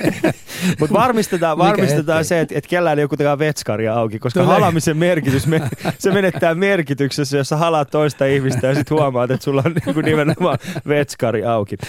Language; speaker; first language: Finnish; early bilingual, other home language; Persian